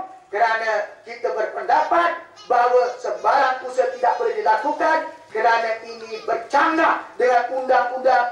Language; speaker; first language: Malay; native; Malay